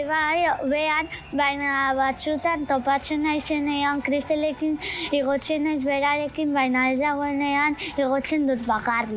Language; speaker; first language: Basque; non-native, local second language; Spanish